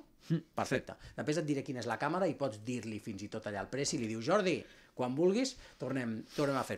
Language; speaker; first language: Catalan; native; Catalan